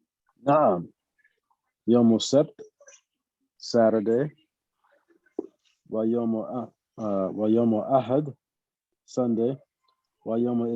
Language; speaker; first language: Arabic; non-native, learner; English